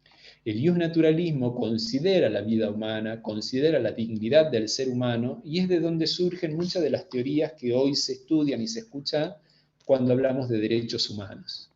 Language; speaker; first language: Spanish; native; Spanish